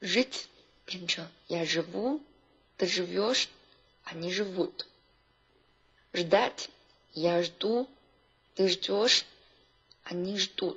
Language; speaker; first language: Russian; non-native, fluent; Chinese